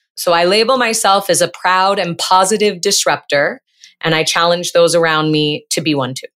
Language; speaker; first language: English; native; English